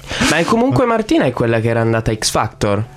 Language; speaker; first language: Italian; native; Italian